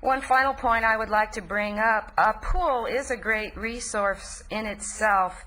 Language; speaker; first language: English; native; English